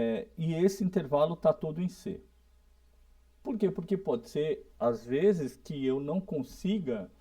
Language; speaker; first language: Portuguese; native; Portuguese